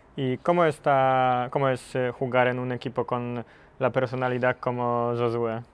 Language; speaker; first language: Spanish; non-native, fluent; Polish